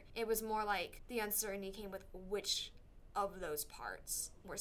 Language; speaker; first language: English; native; English